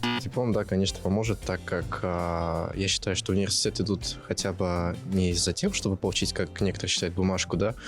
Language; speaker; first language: Russian; native; Russian